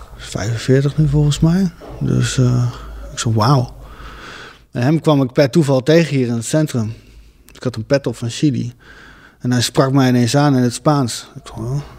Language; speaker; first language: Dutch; early bilingual, other home language; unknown